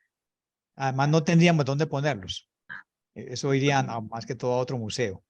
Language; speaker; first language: Spanish; native; Spanish